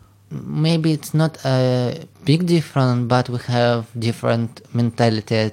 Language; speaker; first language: English; non-native, learner; Russian